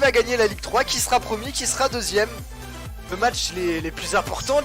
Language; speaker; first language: French; native; French